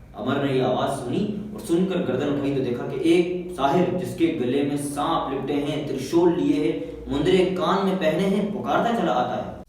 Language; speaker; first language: Urdu; non-native, local second language; Kachhi